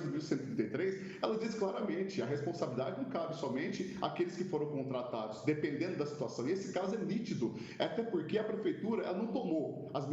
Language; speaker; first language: Portuguese; native; Portuguese